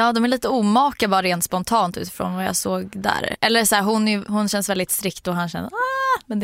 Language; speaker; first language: Swedish; native; Swedish